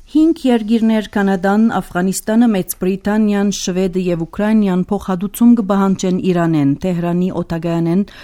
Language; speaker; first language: Armenian; early bilingual, heritage; Armenian